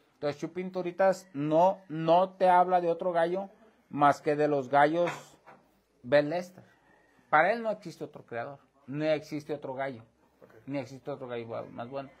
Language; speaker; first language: Spanish; native; Spanish